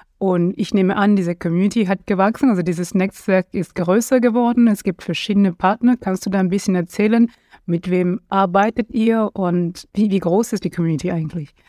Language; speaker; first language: German; non-native, fluent; French